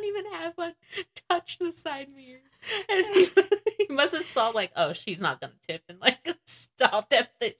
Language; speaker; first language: English; native; English